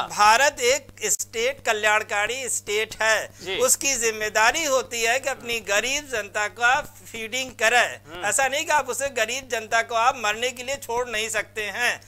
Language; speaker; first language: Hindi; native; Hindi